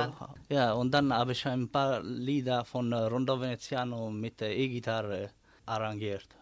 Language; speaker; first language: German; non-native, learner; Italian